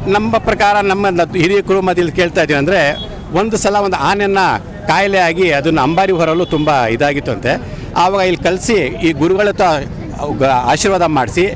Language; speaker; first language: Kannada; non-native, local second language; Urdu